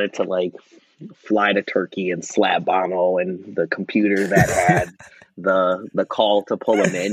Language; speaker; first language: English; native; English